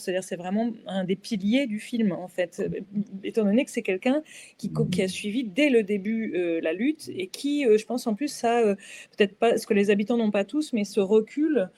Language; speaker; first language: French; native; French